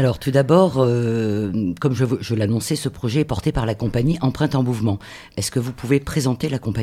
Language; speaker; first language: French; native; French